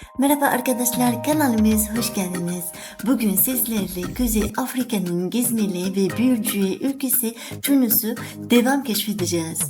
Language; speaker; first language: Turkish; non-native, learner; Arabic